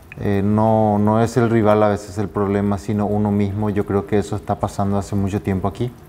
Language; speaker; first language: Spanish; native; Spanish